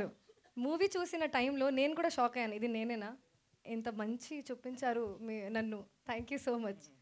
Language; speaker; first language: Telugu; non-native, fluent; Hindi